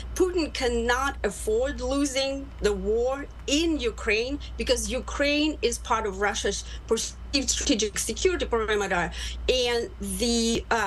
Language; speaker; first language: English; non-native, fluent; Russian